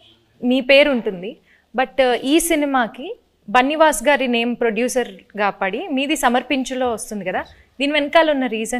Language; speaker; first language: Telugu; native; Telugu